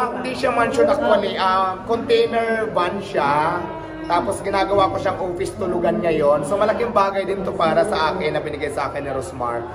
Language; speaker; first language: Filipino; non-native, local second language; Waray